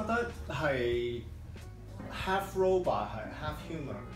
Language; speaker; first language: Cantonese; early bilingual, heritage; English